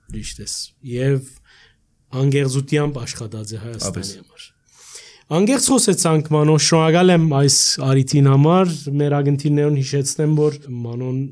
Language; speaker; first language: Armenian; early bilingual, heritage; Armenian